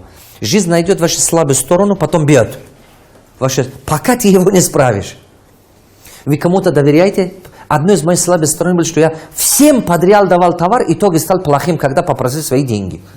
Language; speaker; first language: Russian; non-native, local second language; Tajik